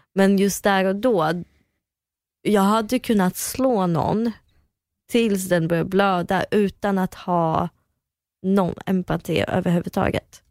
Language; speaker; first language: Swedish; early bilingual, other home language; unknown